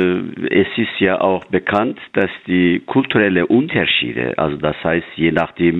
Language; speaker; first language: German; non-native, fluent; Turkish